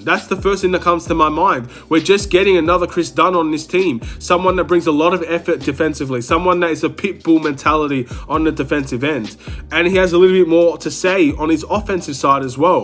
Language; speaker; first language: English; native; English